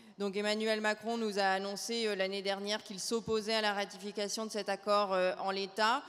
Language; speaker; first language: French; native; French